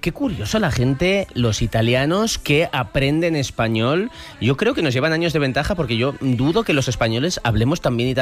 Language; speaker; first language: Spanish; native; Spanish